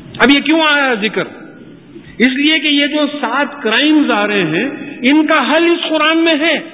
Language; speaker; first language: Urdu; native; Urdu